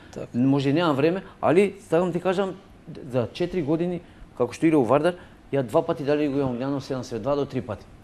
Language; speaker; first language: Macedonian; non-native, local second language; Albanian